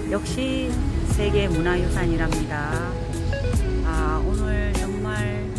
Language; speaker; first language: Korean; native; Korean